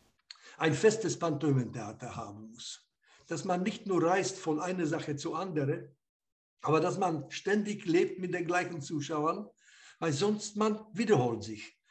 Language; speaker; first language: German; non-native, fluent; Slovak